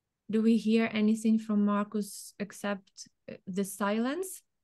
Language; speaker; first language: English; non-native, fluent; Ukrainian